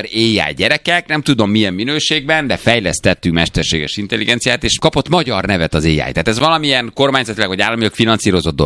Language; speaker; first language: Hungarian; native; Hungarian